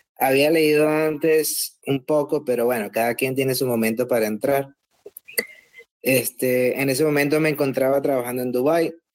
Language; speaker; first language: Spanish; native; Spanish